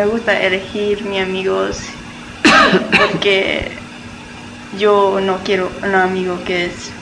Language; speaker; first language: Spanish; non-native, learner; English